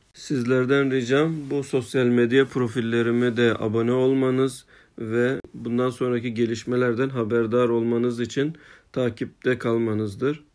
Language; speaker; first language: Turkish; early bilingual, heritage; Turkish